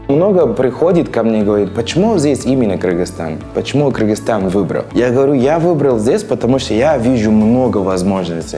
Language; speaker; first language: Russian; non-native, fluent; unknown